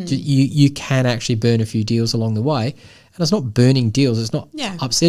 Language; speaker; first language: English; native; English